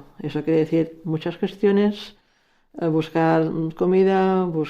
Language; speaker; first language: Spanish; native; Spanish